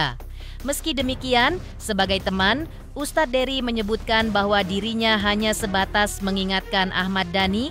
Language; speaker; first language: Indonesian; native; Indonesian